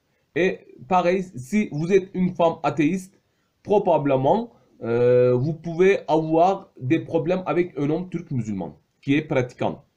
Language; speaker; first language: French; non-native, fluent; Turkish